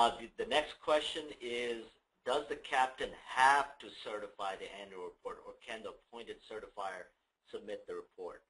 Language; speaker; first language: English; native; English